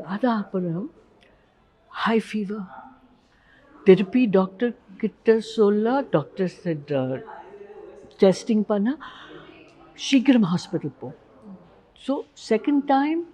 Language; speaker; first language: Tamil; non-native, learner; Hindi